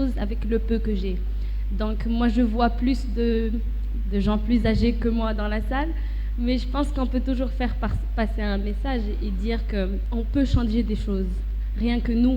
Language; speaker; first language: French; non-native, local second language; Arabic